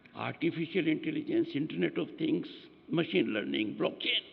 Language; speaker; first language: English; non-native, local second language; Hindi